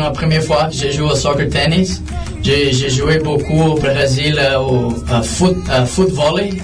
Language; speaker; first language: French; non-native, learner; Portuguese